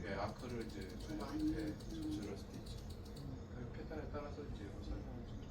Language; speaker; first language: Korean; native; Korean